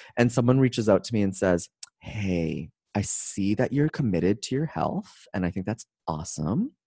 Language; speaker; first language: English; native; English